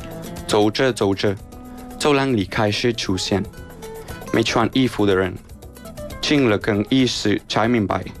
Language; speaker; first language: Chinese; non-native, fluent; Spanish